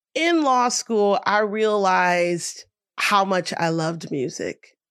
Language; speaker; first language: English; native; English